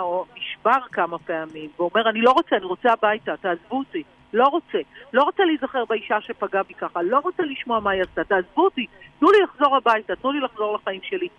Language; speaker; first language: Hebrew; native; Hebrew